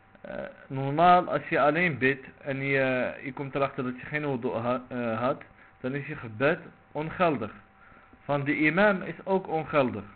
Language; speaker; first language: Dutch; non-native, local second language; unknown